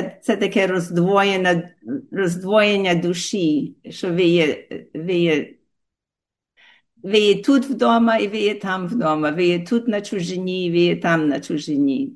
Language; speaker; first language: Ukrainian; early bilingual, heritage; Ukrainian